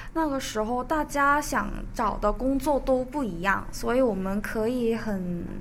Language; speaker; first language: Chinese; early bilingual, other home language; Korean